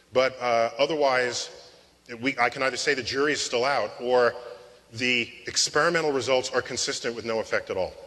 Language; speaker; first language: English; native; English